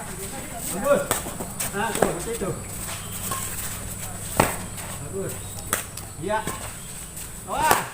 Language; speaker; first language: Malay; non-native, local second language; Minangkabau